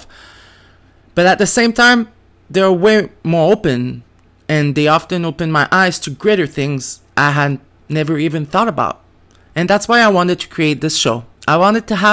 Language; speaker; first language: English; non-native, fluent; French